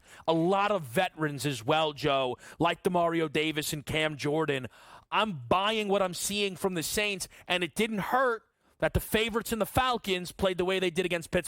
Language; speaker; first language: English; native; English